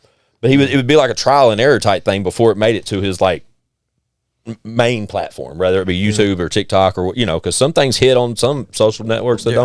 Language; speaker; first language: English; native; English